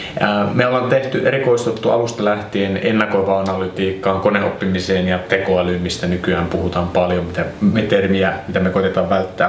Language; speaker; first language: Finnish; native; Finnish